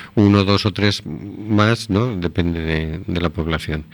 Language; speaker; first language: Spanish; native; Spanish